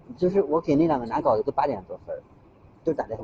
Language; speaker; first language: Chinese; native; Chinese